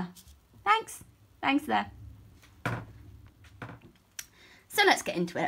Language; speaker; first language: English; native; English